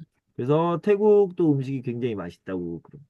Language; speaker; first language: Korean; native; Korean